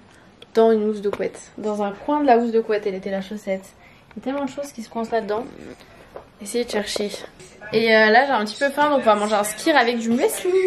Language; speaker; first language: French; native; French